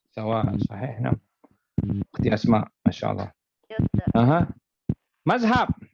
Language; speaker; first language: Arabic; non-native, fluent; Malay